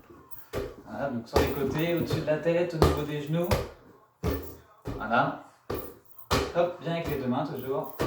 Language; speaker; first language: French; native; French